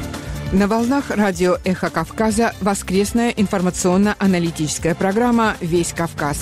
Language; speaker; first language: Russian; non-native, fluent; Georgian